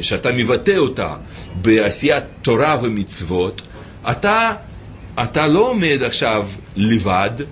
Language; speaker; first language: Hebrew; native; Hebrew